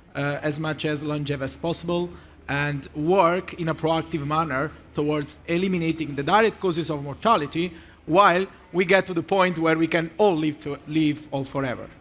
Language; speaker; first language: English; non-native, fluent; Italian